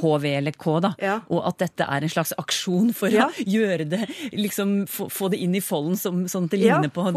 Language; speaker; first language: Norwegian; native; Norwegian